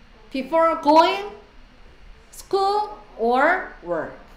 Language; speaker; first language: English; non-native, fluent; Korean